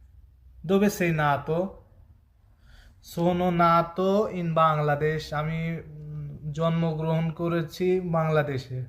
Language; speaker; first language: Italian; non-native, fluent; Bangla